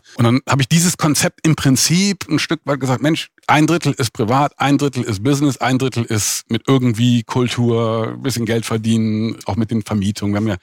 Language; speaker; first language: German; native; German